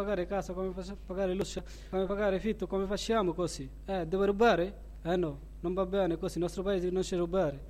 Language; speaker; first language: Italian; non-native, learner; Bangla